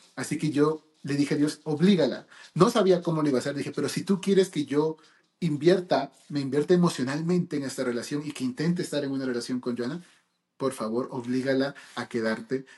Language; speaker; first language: Spanish; early bilingual, heritage; Spanish